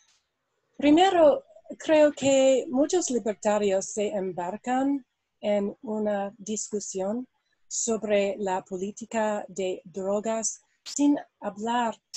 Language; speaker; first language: Spanish; non-native, learner; English